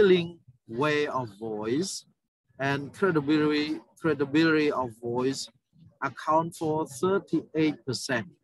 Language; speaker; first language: English; non-native, fluent; Khmer